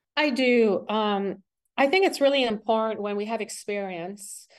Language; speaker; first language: English; non-native, fluent; French